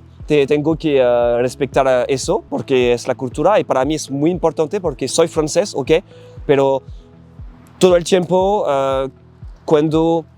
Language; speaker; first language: Spanish; non-native, learner; French